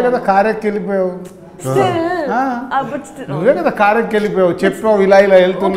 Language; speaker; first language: Telugu; native; Telugu